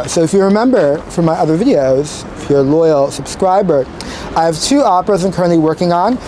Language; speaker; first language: English; native; English